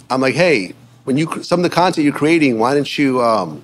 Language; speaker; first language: English; native; English